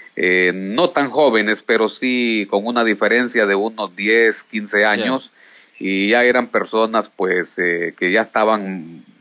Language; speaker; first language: Spanish; native; Spanish